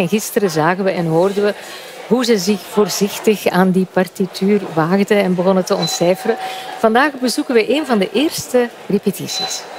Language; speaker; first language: Dutch; native; Dutch